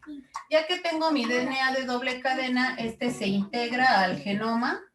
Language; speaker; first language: Spanish; native; Spanish